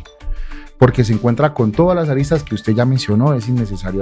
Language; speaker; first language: Spanish; native; Spanish